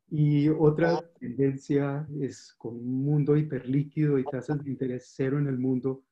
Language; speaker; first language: Spanish; native; Spanish